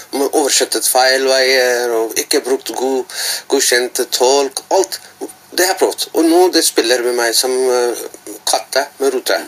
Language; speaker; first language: Norwegian; non-native, learner; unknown